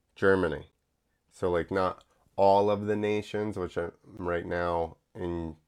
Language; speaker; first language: English; early bilingual, other home language; Italian